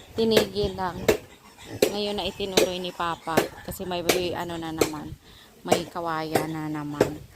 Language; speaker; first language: Filipino; non-native, local second language; Cebuano